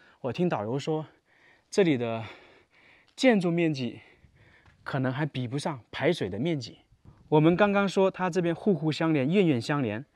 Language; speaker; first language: Chinese; native; Chinese